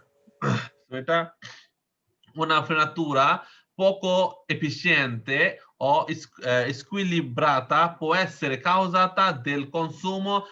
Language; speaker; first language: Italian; non-native, learner; Bangla